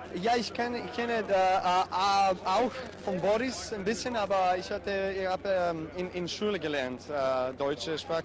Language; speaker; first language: German; non-native, learner; Serbian